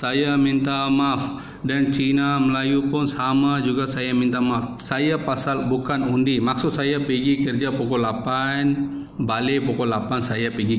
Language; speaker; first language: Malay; non-native, learner; Bangla